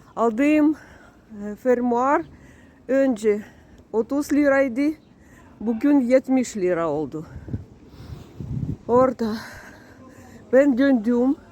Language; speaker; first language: Turkish; non-native, learner; Russian